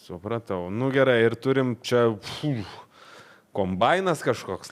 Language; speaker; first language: Lithuanian; native; Lithuanian